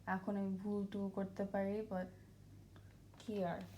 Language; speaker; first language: Bangla; early bilingual, other home language; English